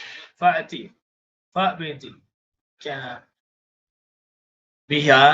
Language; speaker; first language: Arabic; non-native, fluent; Tamil